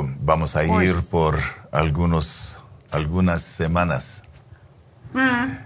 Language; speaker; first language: Spanish; early bilingual, heritage; English